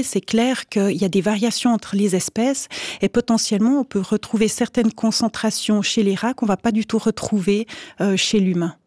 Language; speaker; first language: French; native; French